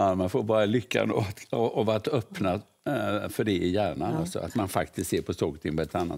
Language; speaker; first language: Swedish; native; Swedish